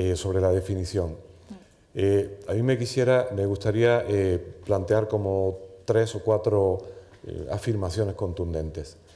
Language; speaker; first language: Spanish; native; Spanish